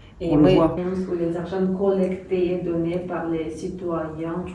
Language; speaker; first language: French; non-native, learner; Ukrainian